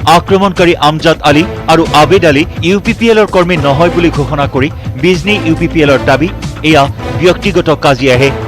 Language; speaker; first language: Assamese; native; Assamese